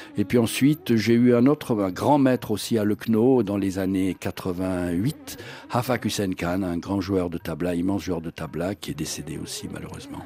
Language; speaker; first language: French; native; French